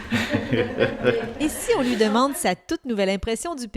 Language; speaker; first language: French; native; French